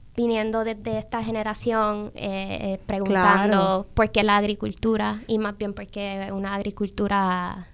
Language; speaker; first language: Spanish; early bilingual, heritage; Spanish